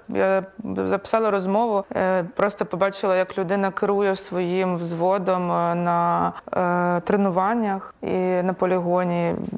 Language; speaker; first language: Ukrainian; native; Ukrainian